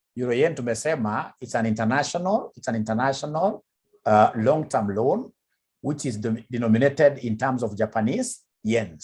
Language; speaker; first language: English; non-native, local second language; Swahili